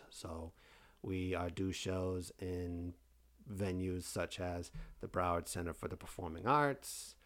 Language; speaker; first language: English; native; English